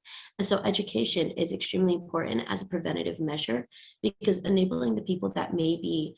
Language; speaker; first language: English; native; English